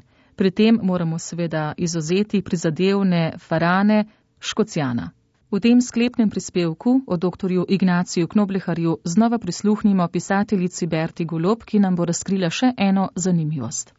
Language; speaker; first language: Slovenian; native; Slovenian